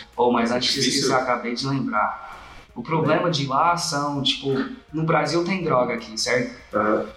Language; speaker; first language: Portuguese; non-native, fluent; English